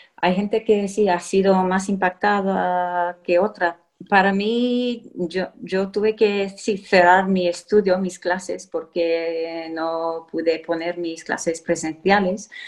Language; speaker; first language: Spanish; non-native, fluent; English